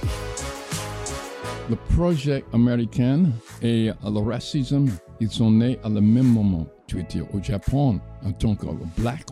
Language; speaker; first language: French; non-native, fluent; English